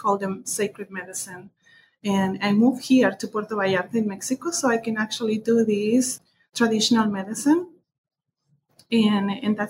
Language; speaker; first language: English; non-native, fluent; Spanish